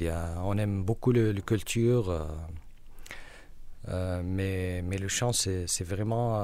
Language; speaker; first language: French; non-native, learner; Arabic